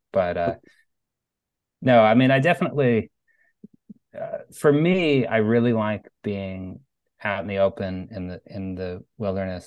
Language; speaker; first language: English; native; English